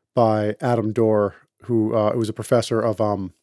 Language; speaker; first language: English; native; English